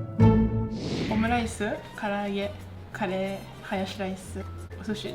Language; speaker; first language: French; early bilingual, other home language; Japanese